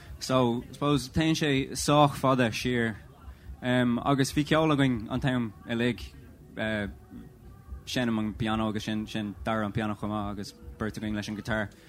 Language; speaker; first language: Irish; non-native, local second language; English